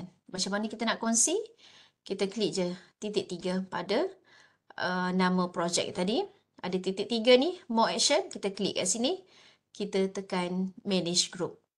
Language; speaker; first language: Malay; native; Malay